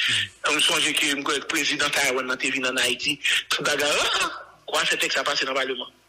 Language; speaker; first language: French; non-native, local second language; Haitian Creole